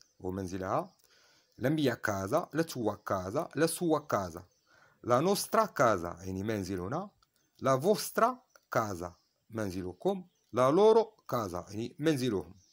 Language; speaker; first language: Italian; non-native, fluent; Arabic